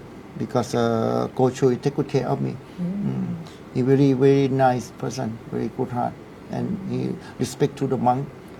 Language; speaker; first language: English; non-native, learner; Thai